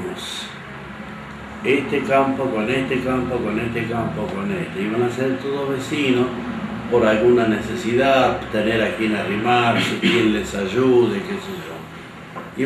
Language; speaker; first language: Spanish; native; Spanish